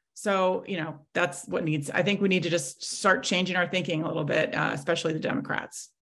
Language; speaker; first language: English; native; English